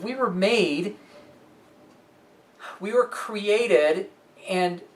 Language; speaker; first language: English; native; English